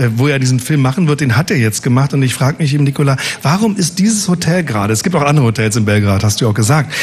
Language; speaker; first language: German; native; German